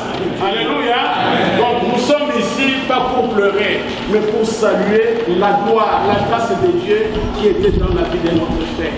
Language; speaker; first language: French; non-native, local second language; Lingala